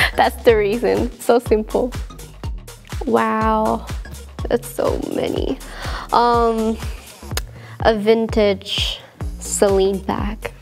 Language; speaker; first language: English; non-native, fluent; Thai